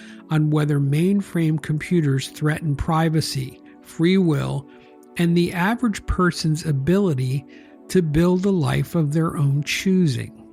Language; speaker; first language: English; native; English